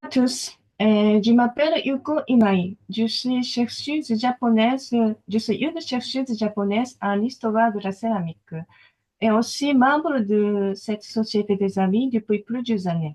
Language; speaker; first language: French; non-native, fluent; Japanese